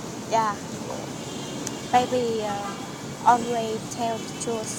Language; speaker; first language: English; non-native, learner; Vietnamese